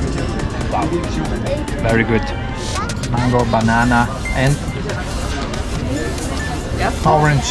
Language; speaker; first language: English; non-native, fluent; German